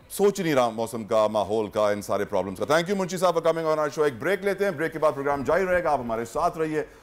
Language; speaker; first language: Urdu; native; Urdu